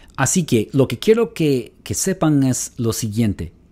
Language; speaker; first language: Spanish; native; Spanish